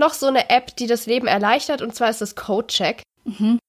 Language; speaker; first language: German; native; German